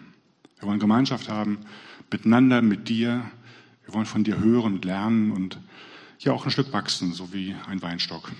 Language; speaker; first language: German; native; German